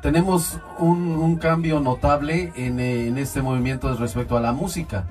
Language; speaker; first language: Spanish; native; Spanish